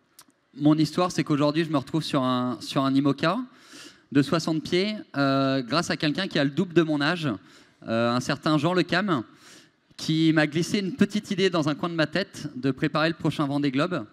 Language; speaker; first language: French; native; French